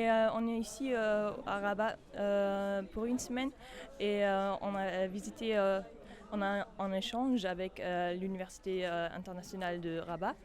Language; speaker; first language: French; non-native, fluent; German